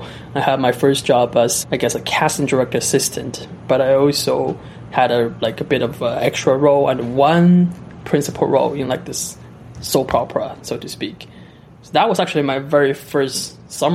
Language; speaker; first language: English; non-native, fluent; Chinese